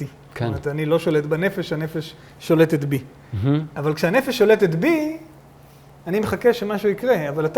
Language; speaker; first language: Hebrew; native; Hebrew